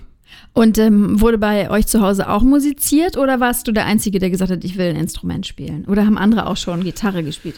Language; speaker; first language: German; native; German